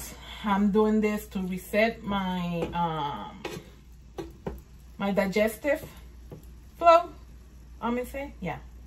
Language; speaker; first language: English; non-native, fluent; Spanish